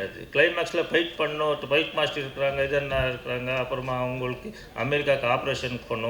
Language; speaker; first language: Tamil; non-native, learner; Kannada